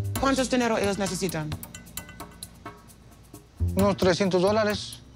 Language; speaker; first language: Spanish; non-native, learner; English